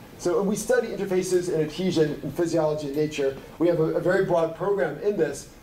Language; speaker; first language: English; native; English